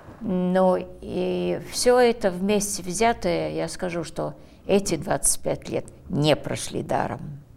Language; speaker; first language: Russian; early bilingual, heritage; Russian